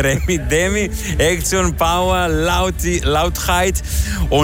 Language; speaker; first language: German; non-native, fluent; Greek